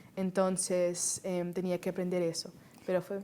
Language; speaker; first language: Spanish; early bilingual, heritage; Spanish